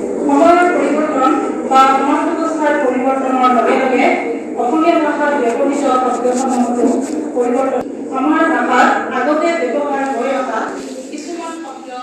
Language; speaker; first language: Assamese; native; Assamese